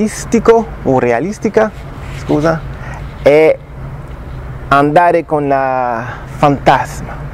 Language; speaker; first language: Italian; non-native, learner; French